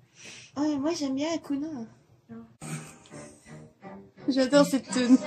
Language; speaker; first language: French; native; French